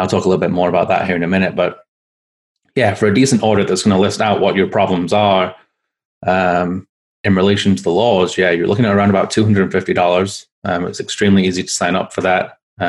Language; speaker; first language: English; native; English